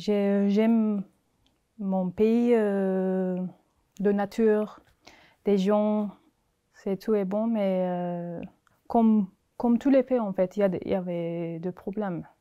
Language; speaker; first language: French; non-native, learner; Turkish